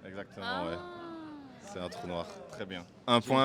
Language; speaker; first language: French; native; French